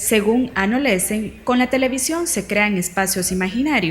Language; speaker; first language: Spanish; native; Spanish